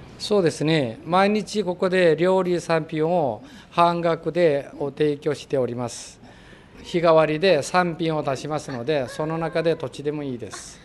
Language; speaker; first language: Japanese; non-native, fluent; Chinese